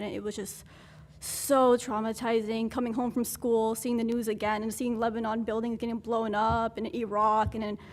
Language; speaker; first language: English; early bilingual, other home language; Arabic